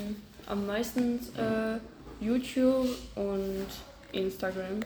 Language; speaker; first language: German; non-native, learner; French